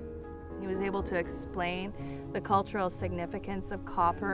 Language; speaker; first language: English; native; English